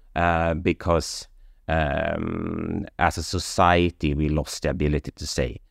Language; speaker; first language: English; non-native, fluent; Swedish